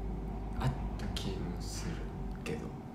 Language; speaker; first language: Japanese; non-native, fluent; Korean